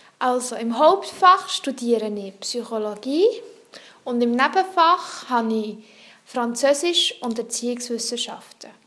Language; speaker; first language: German; non-native, local second language; French